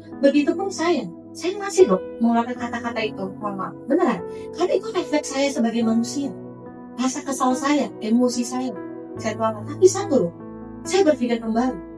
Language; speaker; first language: Indonesian; native; Indonesian